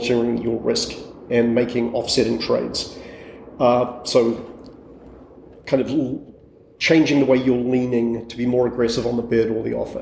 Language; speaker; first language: English; native; English